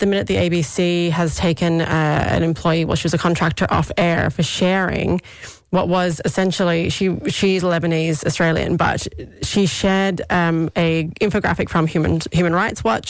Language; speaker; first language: English; native; English